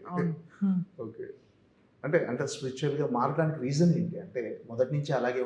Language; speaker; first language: Telugu; native; Telugu